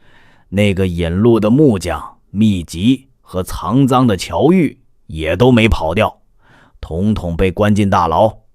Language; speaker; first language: Chinese; native; Chinese